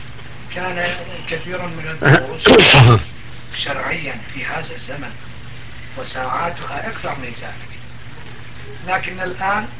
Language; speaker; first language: Arabic; non-native, local second language; Turkish